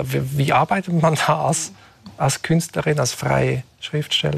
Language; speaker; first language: German; native; German